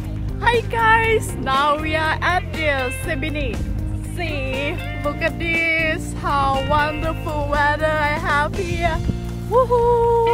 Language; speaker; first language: English; non-native, learner; Thai